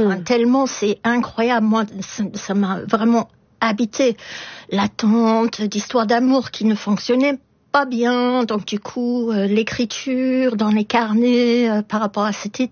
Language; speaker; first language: French; non-native, fluent; English